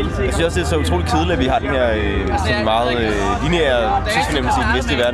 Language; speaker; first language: Danish; native; Danish